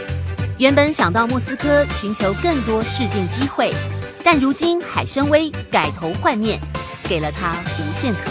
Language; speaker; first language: Chinese; native; Chinese